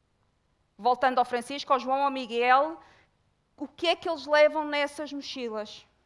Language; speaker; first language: Portuguese; native; Portuguese